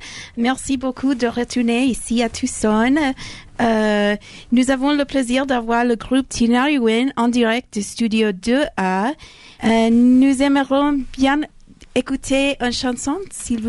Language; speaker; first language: French; non-native, learner; English